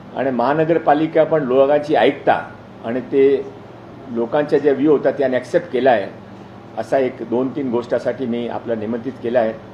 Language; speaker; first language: Marathi; non-native, local second language; Hindi